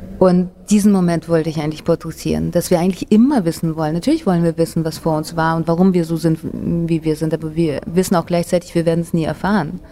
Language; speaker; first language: German; early bilingual, other home language; Russian